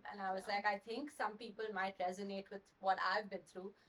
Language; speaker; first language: English; non-native, local second language; Hindi